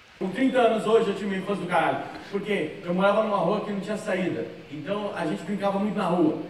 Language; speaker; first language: Portuguese; native; Portuguese